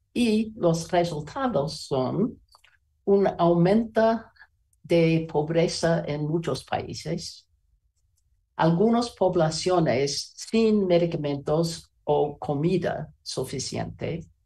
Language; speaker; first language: Spanish; non-native, learner; English